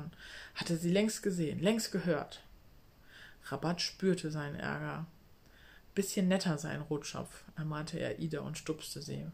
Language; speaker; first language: German; native; German